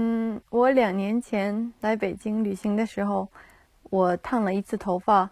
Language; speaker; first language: Chinese; non-native, learner; Japanese